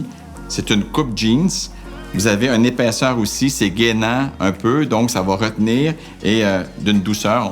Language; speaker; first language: French; native; French